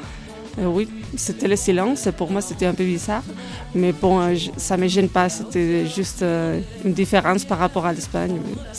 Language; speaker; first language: French; non-native, fluent; Spanish